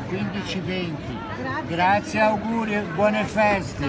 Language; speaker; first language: Italian; native; Italian